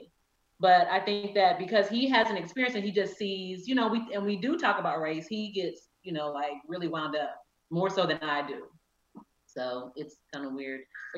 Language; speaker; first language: English; native; English